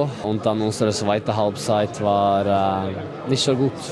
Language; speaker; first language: German; non-native, fluent; Norwegian